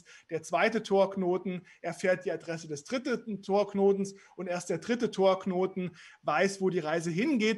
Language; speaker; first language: German; native; German